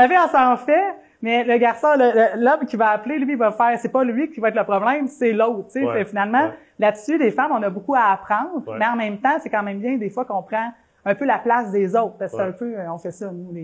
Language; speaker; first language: French; native; French